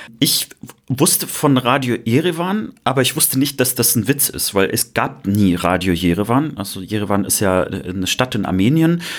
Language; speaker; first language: German; native; German